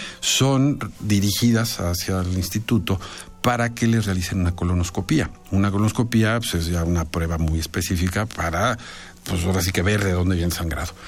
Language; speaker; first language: Spanish; native; Spanish